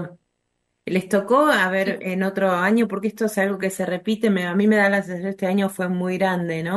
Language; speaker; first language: Spanish; native; Spanish